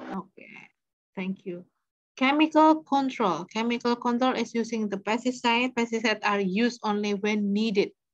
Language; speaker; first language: English; non-native, fluent; Indonesian